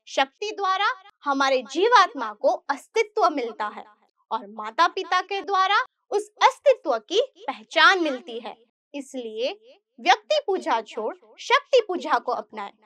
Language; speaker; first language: Hindi; non-native, local second language; Gujarati